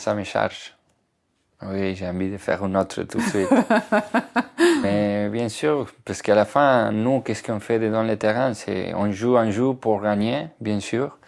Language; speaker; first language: French; non-native, fluent; Spanish